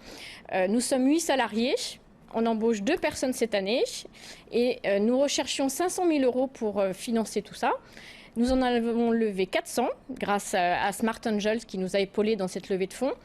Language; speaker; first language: French; native; French